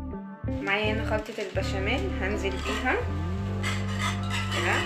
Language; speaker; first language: Arabic; native; Arabic